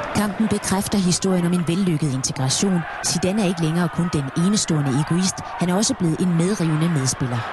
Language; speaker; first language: Danish; native; Danish